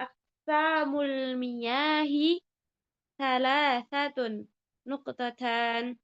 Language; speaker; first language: Arabic; non-native, fluent; Indonesian